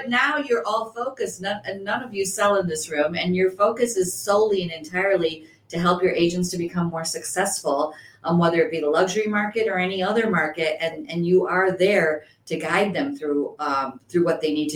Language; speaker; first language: English; native; English